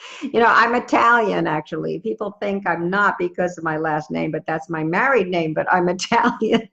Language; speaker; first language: English; native; English